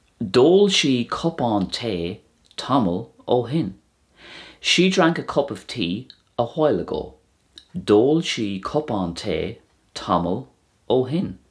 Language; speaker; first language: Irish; non-native, local second language; English